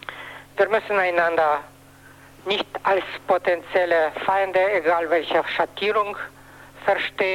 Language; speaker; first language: German; non-native, fluent; Russian